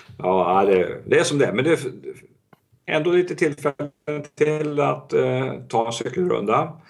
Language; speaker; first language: Swedish; native; Swedish